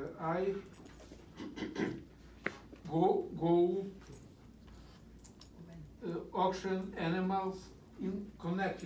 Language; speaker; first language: English; non-native, learner; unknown